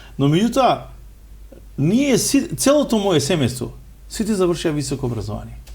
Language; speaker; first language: Macedonian; non-native, local second language; Romany